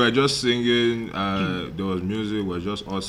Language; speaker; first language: English; non-native, local second language; French